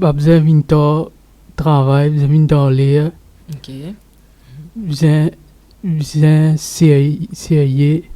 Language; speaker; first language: French; non-native, local second language; Morisyen